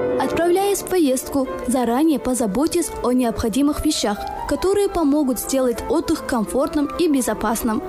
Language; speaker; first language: Russian; non-native, local second language; Tajik